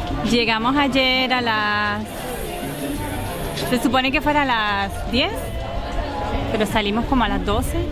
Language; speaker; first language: Spanish; native; Spanish